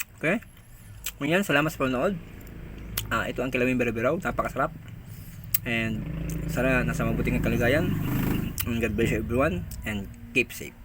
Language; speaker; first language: Filipino; non-native, local second language; Cebuano